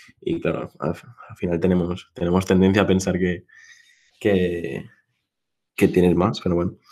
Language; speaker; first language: Spanish; non-native, local second language; Catalan